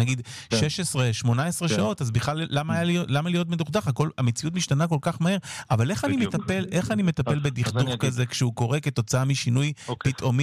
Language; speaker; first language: Hebrew; native; Hebrew